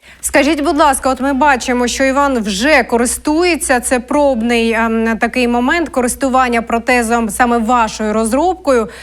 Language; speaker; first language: Ukrainian; native; Ukrainian